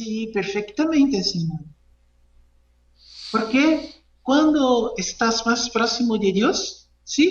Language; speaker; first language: Spanish; non-native, learner; Portuguese